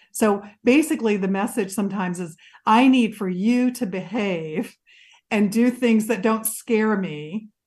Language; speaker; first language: English; native; English